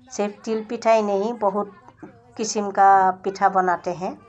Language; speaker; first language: Hindi; non-native, local second language; Assamese